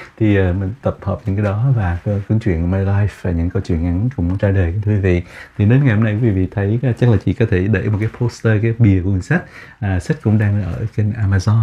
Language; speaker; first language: Vietnamese; native; Vietnamese